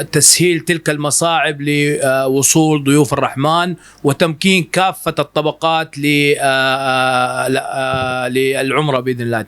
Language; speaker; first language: Arabic; native; Arabic